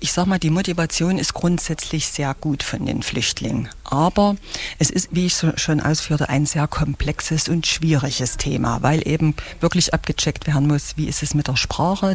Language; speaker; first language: German; native; German